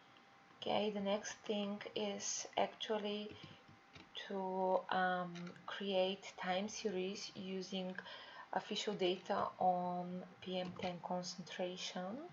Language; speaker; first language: English; non-native, fluent; Bulgarian